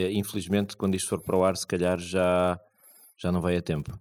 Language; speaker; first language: Portuguese; native; Portuguese